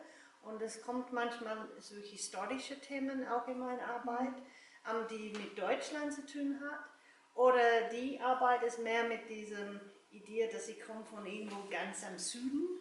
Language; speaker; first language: German; non-native, learner; English